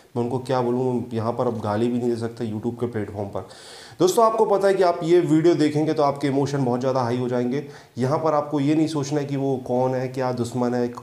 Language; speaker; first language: Hindi; native; Hindi